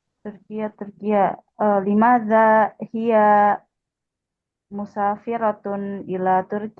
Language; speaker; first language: Arabic; non-native, learner; Indonesian